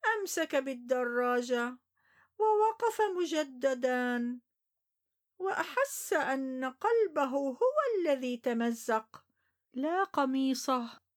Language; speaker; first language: Arabic; native; Arabic